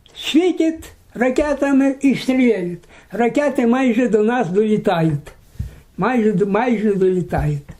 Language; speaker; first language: Ukrainian; native; Ukrainian